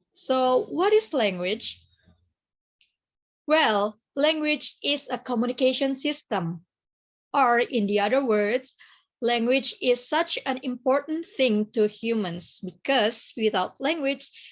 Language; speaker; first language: English; non-native, learner; Indonesian